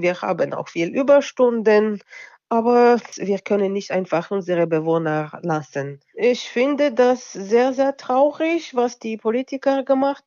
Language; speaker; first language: German; non-native, local second language; Bulgarian